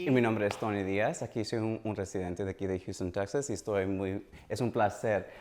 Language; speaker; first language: Spanish; early bilingual, heritage; Spanish